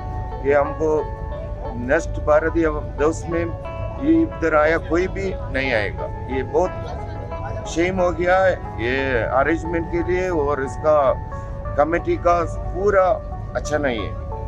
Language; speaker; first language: Hindi; early bilingual, heritage; Hindi